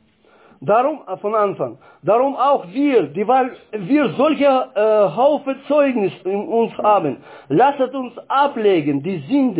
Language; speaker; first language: German; non-native, fluent; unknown